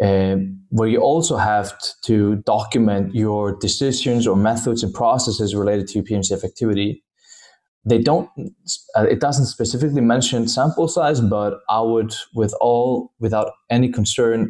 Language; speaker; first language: English; non-native, fluent; Danish